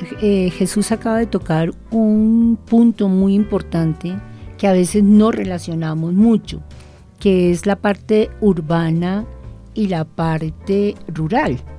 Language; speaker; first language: Spanish; native; Spanish